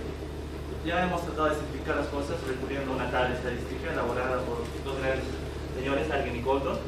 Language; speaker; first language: Spanish; native; Spanish